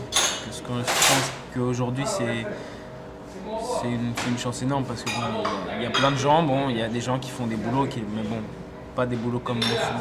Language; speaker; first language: French; native; French